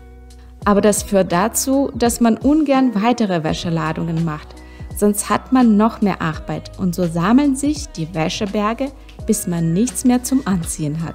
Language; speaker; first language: German; non-native, fluent; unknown